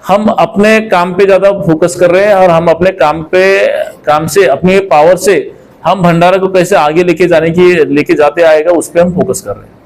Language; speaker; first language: Hindi; non-native, local second language; Marathi